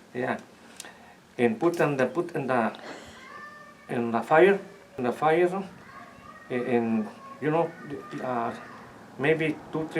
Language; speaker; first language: English; non-native, learner; Spanish